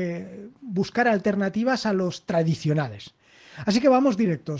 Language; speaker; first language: Spanish; native; Spanish